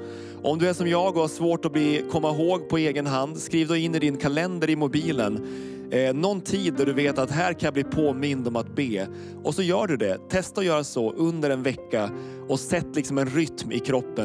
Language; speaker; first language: Swedish; native; Swedish